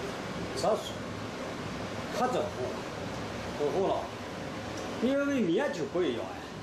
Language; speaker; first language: Chinese; native; Chinese